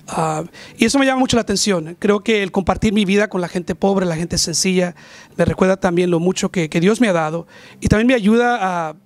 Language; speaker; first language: Spanish; early bilingual, heritage; Spanish